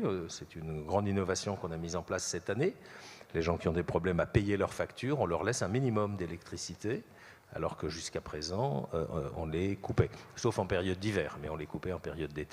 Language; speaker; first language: French; native; French